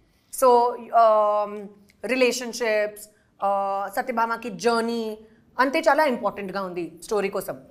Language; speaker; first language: Telugu; non-native, local second language; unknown